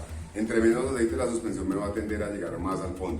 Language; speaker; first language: Spanish; native; Spanish